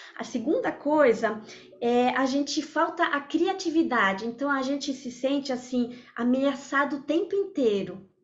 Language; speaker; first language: Portuguese; early bilingual, other home language; French